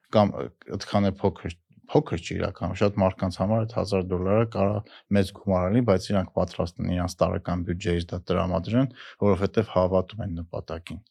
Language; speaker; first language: Armenian; native; Armenian